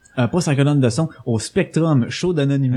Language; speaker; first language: French; native; French